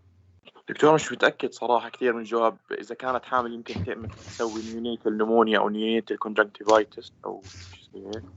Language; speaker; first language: Arabic; native; Arabic